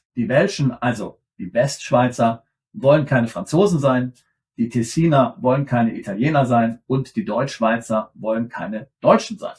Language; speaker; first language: German; native; German